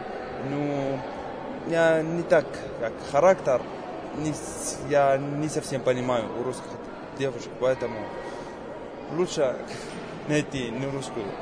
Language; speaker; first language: Russian; non-native, fluent; Arabic